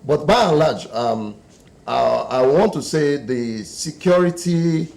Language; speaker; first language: English; non-native, local second language; Yoruba